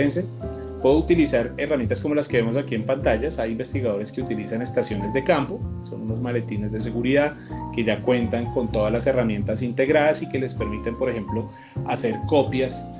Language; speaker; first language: Spanish; native; Spanish